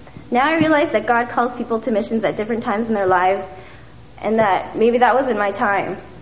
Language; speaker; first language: English; early bilingual, other home language; Min Nan Chinese